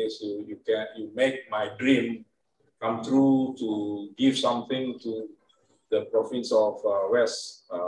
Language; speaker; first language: English; non-native, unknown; Indonesian